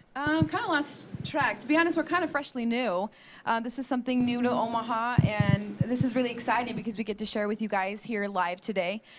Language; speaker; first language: English; native; English